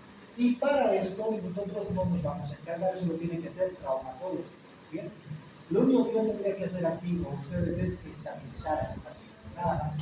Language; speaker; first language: Spanish; native; Spanish